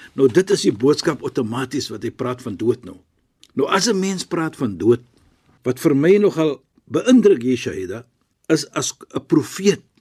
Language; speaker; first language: Afrikaans; non-native, fluent; Arabic